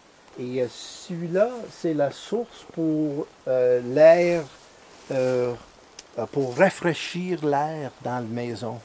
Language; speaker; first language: French; non-native, fluent; English